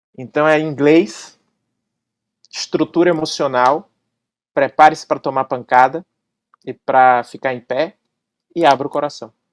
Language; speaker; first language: Portuguese; native; Portuguese